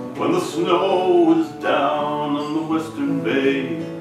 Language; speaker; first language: English; native; English